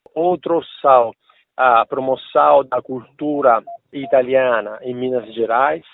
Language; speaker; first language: Portuguese; non-native, fluent; Italian